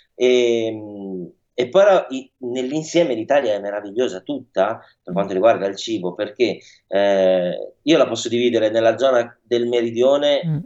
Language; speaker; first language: Italian; native; Italian